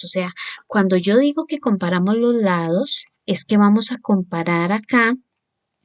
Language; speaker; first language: Spanish; native; Spanish